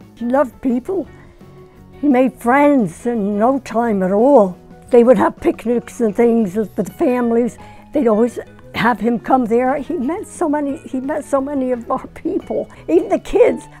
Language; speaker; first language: English; native; English